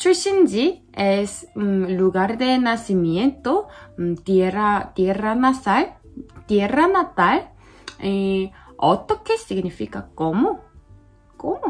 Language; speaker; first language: Spanish; non-native, learner; Korean